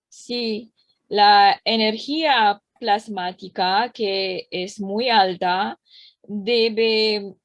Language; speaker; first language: Spanish; non-native, learner; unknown